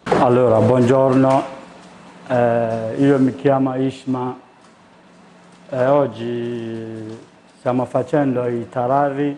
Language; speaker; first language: Italian; non-native, learner; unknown